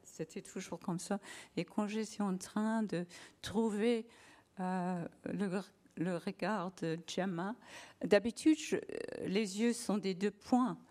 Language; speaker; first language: French; non-native, learner; English